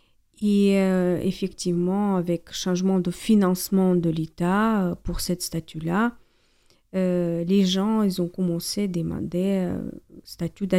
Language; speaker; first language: French; non-native, fluent; Ukrainian